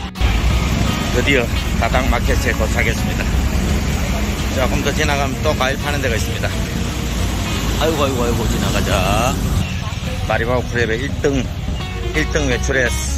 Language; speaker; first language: Korean; native; Korean